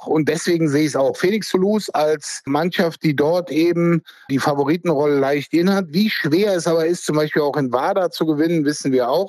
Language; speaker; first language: German; native; German